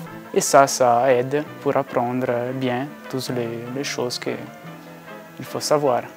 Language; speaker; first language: French; non-native, local second language; Italian